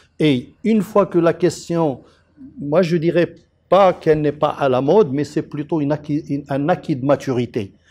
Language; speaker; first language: French; non-native, local second language; Arabic